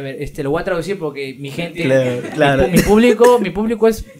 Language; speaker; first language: Spanish; native; Spanish